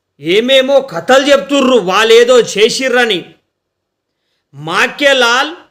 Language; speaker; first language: Telugu; non-native, local second language; Lambadi